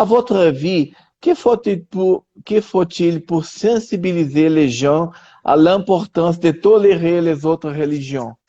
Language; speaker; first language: French; non-native, learner; Portuguese